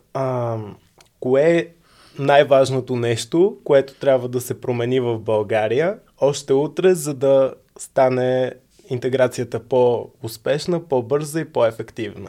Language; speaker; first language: Bulgarian; native; Bulgarian